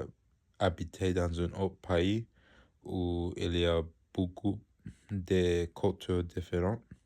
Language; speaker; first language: French; non-native, learner; English